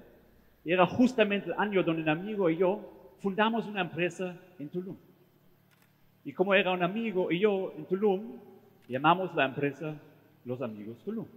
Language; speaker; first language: Spanish; non-native, fluent; German